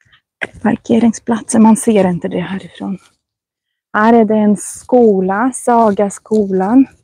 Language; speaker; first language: Swedish; non-native, fluent; Russian